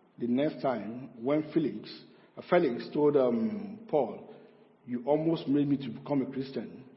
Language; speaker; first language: English; non-native, local second language; Yoruba